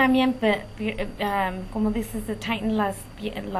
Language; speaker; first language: Spanish; early bilingual, heritage; Spanish